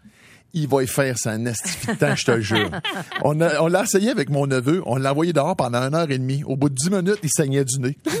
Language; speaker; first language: French; native; French